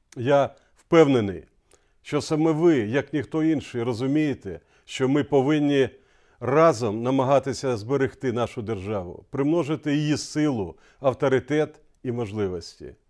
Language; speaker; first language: Ukrainian; non-native, local second language; Russian